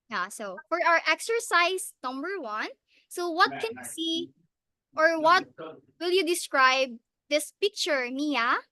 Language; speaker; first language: English; non-native, local second language; Filipino